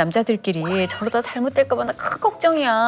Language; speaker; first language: Korean; native; Korean